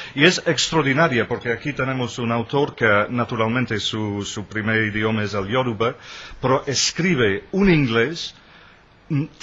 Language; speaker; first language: Spanish; non-native, fluent; English